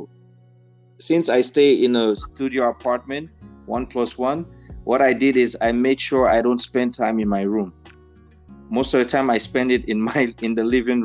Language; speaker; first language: English; non-native, local second language; Fula